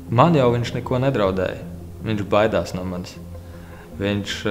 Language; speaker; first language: Latvian; native; Latvian